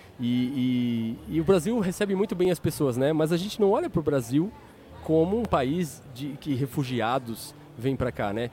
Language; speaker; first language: Portuguese; native; Portuguese